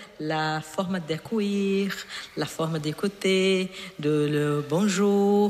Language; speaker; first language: French; non-native, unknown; Portuguese